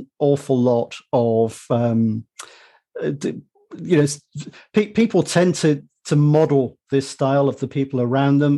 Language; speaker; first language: English; native; English